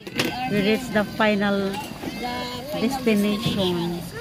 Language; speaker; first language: English; non-native, local second language; Filipino